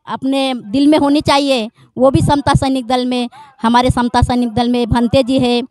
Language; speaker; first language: Hindi; non-native, local second language; Marathi